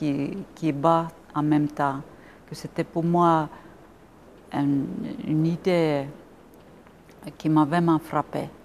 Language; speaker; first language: French; non-native, fluent; Finnish